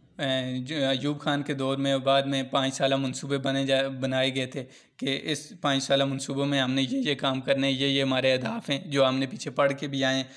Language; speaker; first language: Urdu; non-native, local second language; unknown